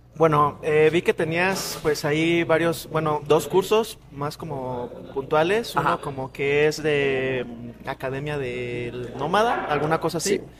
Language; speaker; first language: Spanish; native; Spanish